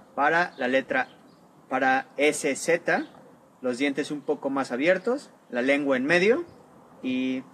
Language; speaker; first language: Spanish; native; Spanish